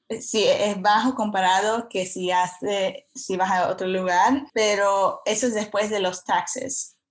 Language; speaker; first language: Spanish; early bilingual, heritage; Spanish